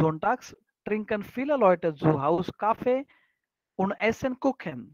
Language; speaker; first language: German; non-native, fluent; Marathi